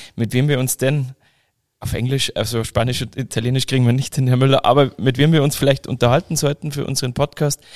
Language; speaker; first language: German; native; German